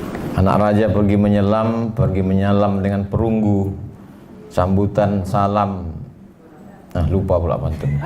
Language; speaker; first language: Indonesian; native; Indonesian